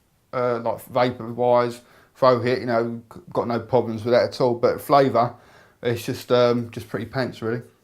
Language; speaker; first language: English; native; English